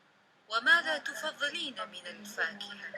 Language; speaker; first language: Arabic; non-native, learner; Indonesian